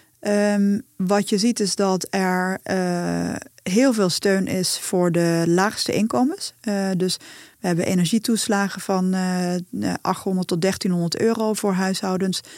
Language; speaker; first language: Dutch; native; Dutch